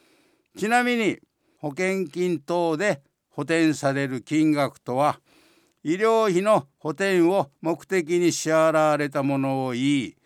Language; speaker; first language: Japanese; native; Japanese